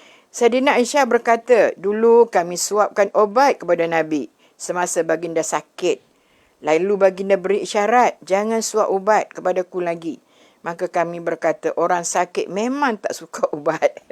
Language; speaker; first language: Malay; native; Malay